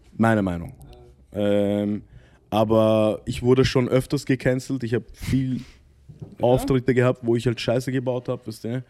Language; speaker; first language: German; early bilingual, other home language; Arabic